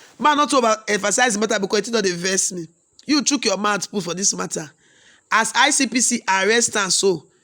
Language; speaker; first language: Nigerian Pidgin; native; Nigerian Pidgin